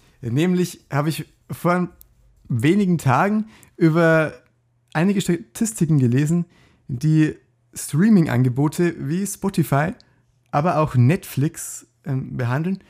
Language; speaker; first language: German; native; German